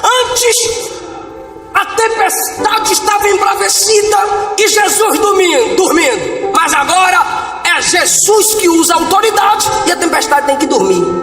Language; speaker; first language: Portuguese; native; Portuguese